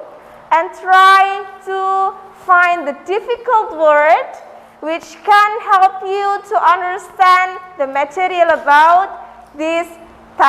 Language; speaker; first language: English; non-native, learner; Indonesian